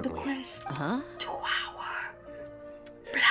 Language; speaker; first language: English; non-native, learner; Vietnamese